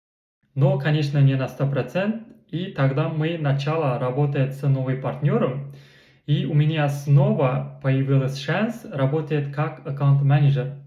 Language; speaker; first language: Russian; non-native, learner; Kazakh